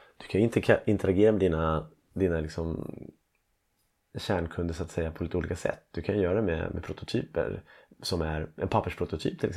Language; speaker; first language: Swedish; native; Swedish